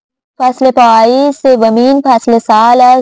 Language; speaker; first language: Persian; non-native, fluent; Urdu